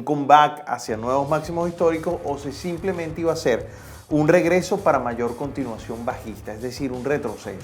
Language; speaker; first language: Spanish; native; Spanish